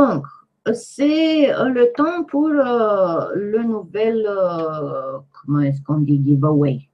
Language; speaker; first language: French; non-native, fluent; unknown